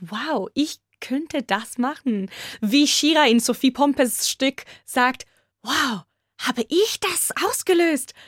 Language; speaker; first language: German; non-native, fluent; Hebrew